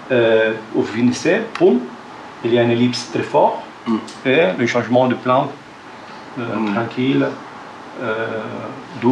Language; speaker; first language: French; non-native, fluent; Spanish